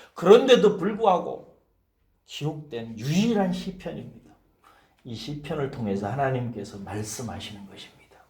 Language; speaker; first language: Korean; native; Korean